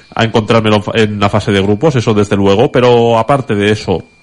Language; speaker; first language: Spanish; non-native, local second language; Catalan